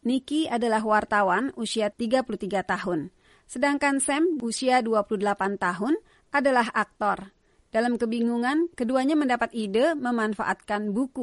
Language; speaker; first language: Indonesian; native; Indonesian